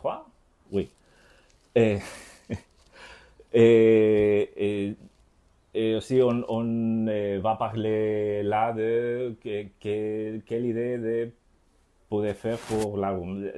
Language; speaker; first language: French; non-native, learner; Spanish